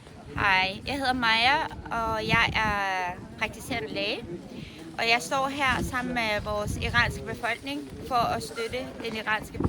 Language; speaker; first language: Danish; non-native, fluent; Persian